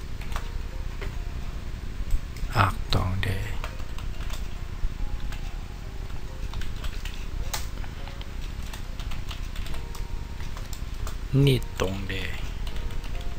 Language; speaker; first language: Swedish; non-native, learner; Vietnamese